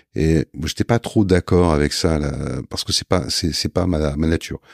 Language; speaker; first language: French; native; French